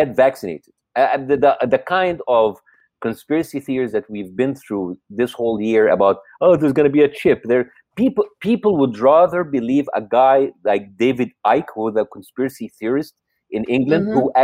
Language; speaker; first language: English; non-native, fluent; Arabic